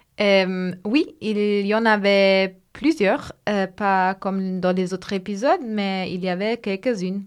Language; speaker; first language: French; non-native, fluent; Spanish